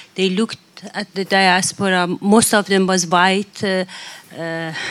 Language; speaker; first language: English; non-native, fluent; Persian